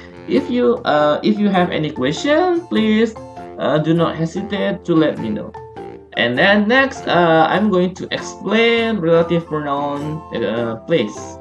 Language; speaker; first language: English; non-native, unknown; Indonesian